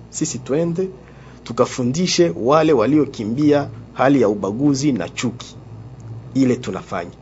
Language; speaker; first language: Swahili; non-native, local second language; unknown